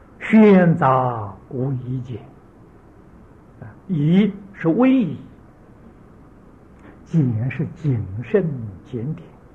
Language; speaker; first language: Chinese; native; Chinese